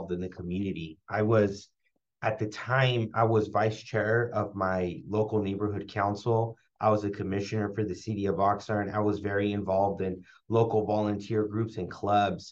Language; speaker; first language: English; early bilingual, other home language; Spanish